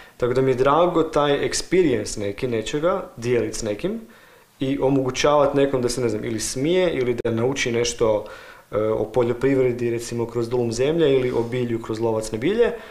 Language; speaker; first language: Croatian; native; Croatian